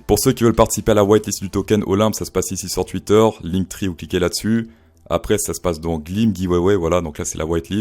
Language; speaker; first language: French; native; French